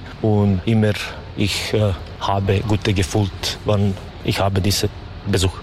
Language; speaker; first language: German; non-native, learner; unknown